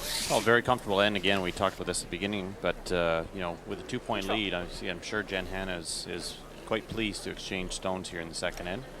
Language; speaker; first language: English; native; English